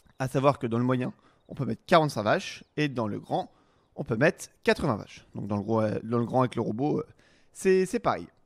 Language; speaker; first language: French; native; French